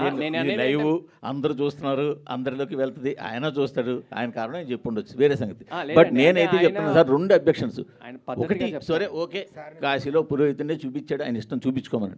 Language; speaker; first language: Telugu; native; Telugu